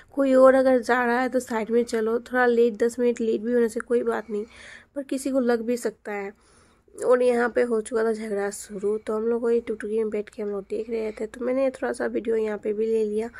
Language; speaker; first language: Hindi; non-native, local second language; Bangla